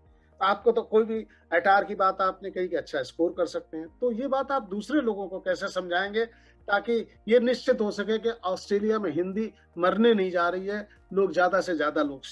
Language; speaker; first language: Hindi; native; Hindi